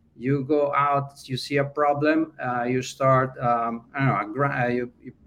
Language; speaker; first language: English; non-native, fluent; Italian